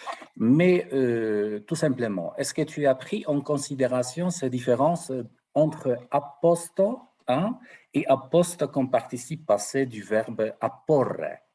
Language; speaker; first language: French; non-native, fluent; Polish